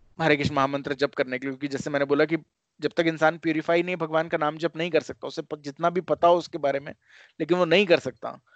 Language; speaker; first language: Hindi; native; Hindi